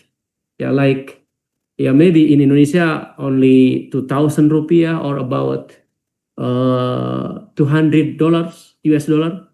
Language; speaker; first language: English; non-native, fluent; Indonesian